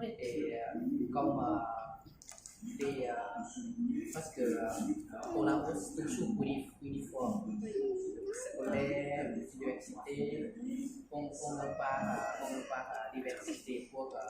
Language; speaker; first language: French; non-native, learner; Lao